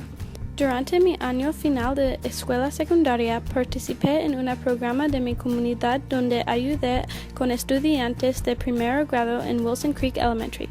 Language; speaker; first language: Spanish; early bilingual, heritage; English